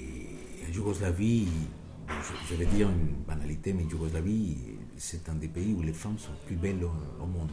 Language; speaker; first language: French; non-native, fluent; Spanish